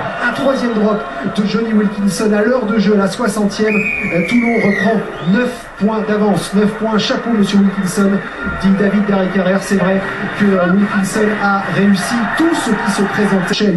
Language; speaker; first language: French; native; French